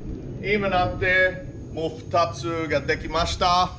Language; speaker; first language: Japanese; non-native, learner; English